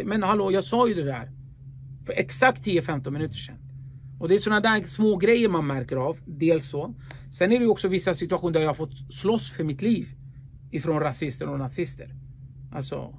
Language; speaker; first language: Swedish; early bilingual, other home language; Kurdish